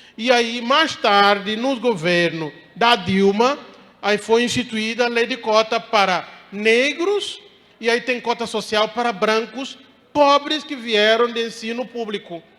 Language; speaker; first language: Portuguese; non-native, local second language; Upper Guinea Crioulo